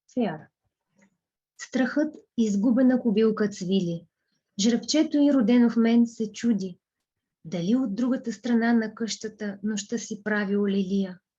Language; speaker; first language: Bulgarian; native; Bulgarian